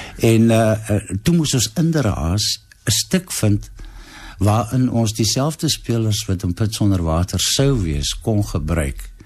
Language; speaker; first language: Afrikaans; native; Afrikaans